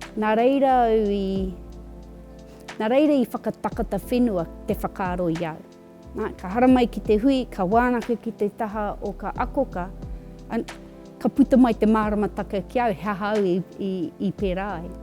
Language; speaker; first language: Māori; non-native, local second language; English